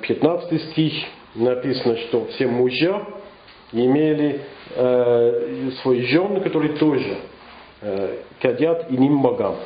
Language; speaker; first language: Russian; non-native, learner; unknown